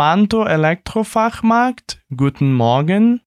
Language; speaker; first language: German; non-native, fluent; Portuguese